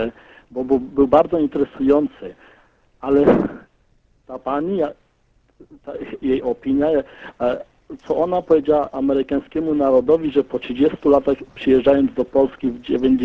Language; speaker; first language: Polish; early bilingual, heritage; Polish